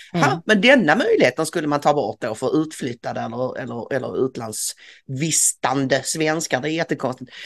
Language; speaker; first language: Swedish; native; Swedish